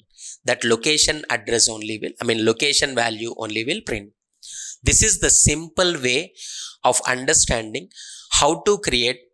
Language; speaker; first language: English; non-native, local second language; Telugu